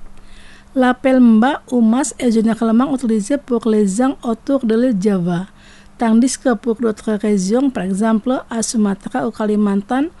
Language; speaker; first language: French; non-native, fluent; Indonesian